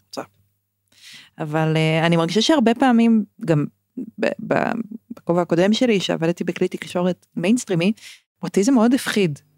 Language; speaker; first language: Hebrew; native; Hebrew